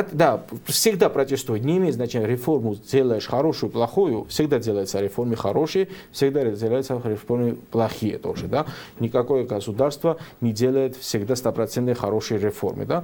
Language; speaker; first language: Russian; non-native, fluent; Georgian